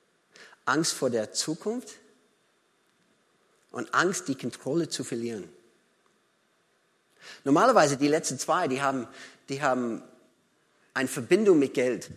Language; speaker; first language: German; non-native, fluent; English